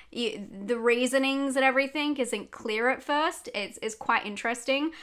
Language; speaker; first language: English; native; English